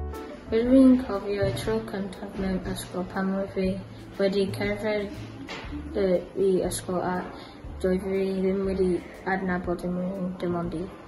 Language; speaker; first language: Welsh; non-native, local second language; English